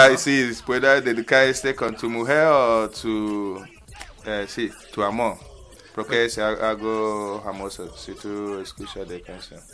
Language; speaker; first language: Spanish; non-native, learner; English